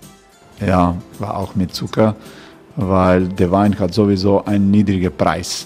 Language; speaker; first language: German; non-native, learner; Croatian